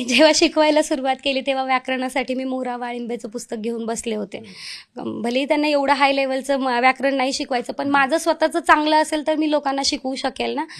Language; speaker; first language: Marathi; non-native, local second language; Hindi